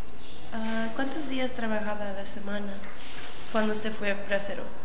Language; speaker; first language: Spanish; early bilingual, other home language; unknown